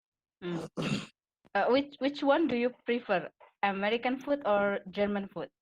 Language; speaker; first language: English; non-native, fluent; Indonesian